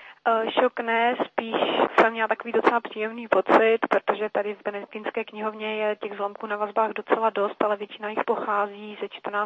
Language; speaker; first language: Czech; native; Czech